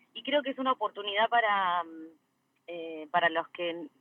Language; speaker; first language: Spanish; native; Spanish